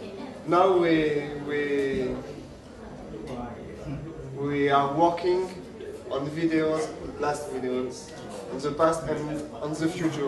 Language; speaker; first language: English; non-native, learner; French